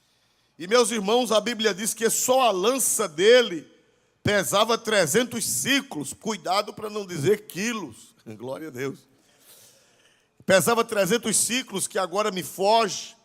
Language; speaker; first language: Portuguese; native; Portuguese